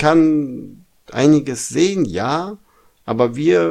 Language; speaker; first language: German; non-native, fluent; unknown